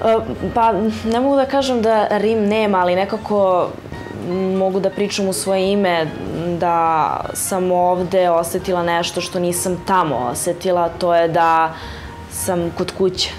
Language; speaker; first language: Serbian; early bilingual, heritage; Serbian